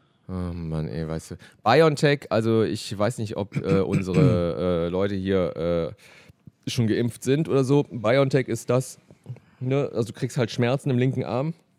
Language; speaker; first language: German; native; German